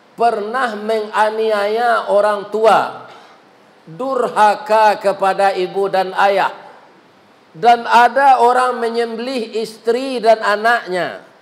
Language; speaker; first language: Malay; non-native, local second language; Minangkabau